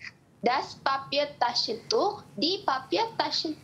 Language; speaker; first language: German; non-native, learner; Malay